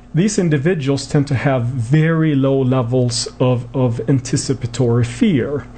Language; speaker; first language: English; non-native, fluent; Swedish